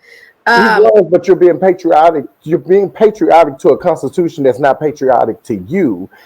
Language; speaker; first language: English; native; English